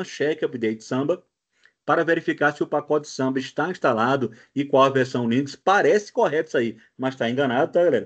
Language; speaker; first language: Portuguese; native; Portuguese